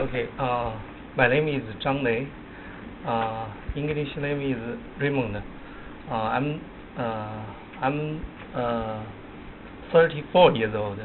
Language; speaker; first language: English; non-native, learner; Chinese